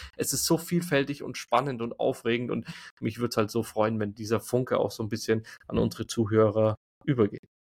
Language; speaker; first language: German; native; German